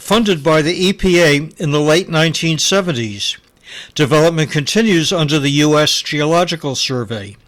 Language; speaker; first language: English; native; English